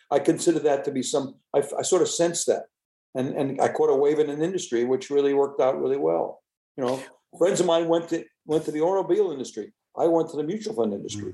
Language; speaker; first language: English; native; English